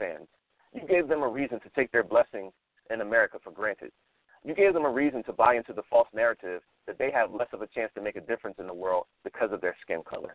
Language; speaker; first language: English; native; English